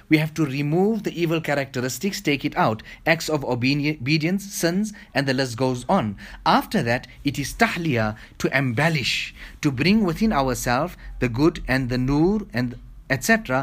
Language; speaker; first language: English; native; English